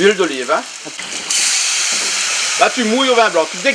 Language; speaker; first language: French; native; French